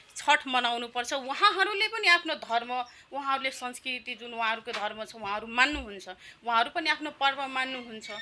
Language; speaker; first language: Nepali; non-native, local second language; Maithili